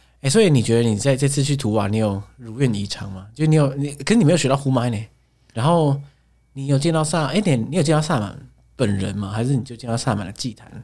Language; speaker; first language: Chinese; native; Chinese